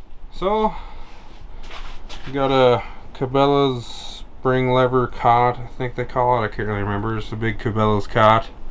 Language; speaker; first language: English; native; English